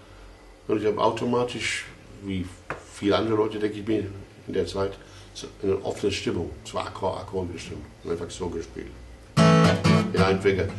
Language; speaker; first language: German; non-native, fluent; English